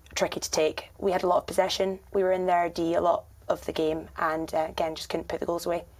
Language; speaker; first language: English; native; English